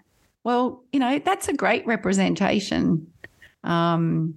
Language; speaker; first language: English; native; English